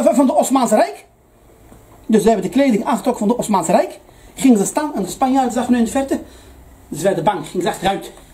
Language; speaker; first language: Dutch; early bilingual, other home language; Arabic